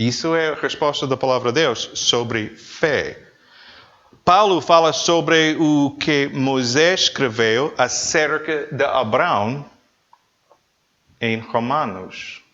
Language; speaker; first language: Portuguese; non-native, learner; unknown